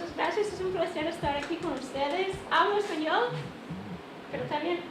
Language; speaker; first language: Spanish; non-native, fluent; English